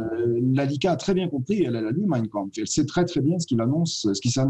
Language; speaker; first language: French; native; French